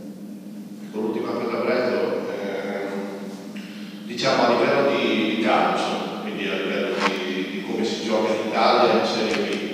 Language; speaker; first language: Italian; native; Italian